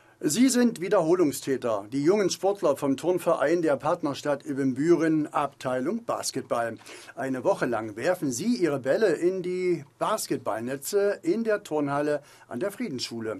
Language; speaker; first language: German; native; German